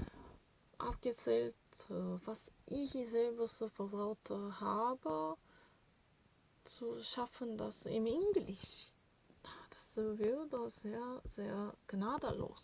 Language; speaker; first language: German; non-native, learner; Korean